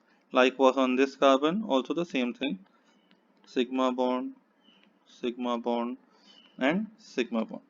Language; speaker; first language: English; non-native, local second language; Hindi